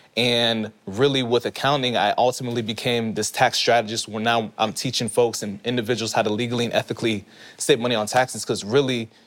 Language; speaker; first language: English; early bilingual, other home language; Haitian Creole